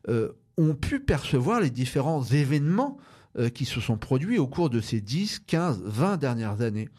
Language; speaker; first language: French; native; French